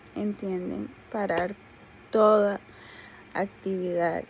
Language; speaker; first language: Spanish; native; Spanish